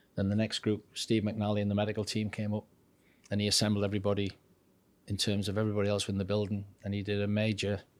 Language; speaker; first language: English; native; English